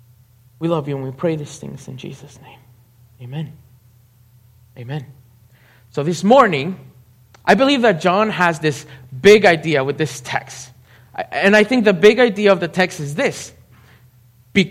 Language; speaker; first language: English; non-native, fluent; Spanish